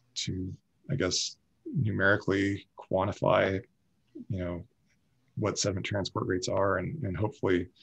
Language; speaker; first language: English; native; English